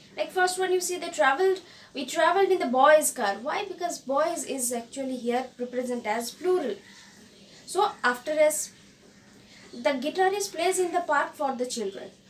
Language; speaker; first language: English; non-native, local second language; Bangla